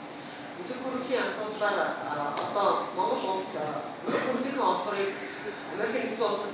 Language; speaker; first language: Mongolian; native; Mongolian